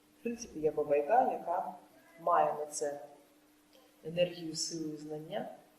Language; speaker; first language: Ukrainian; non-native, local second language; Russian